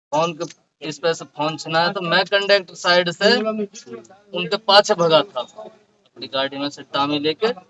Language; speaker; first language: Hindi; native; Hindi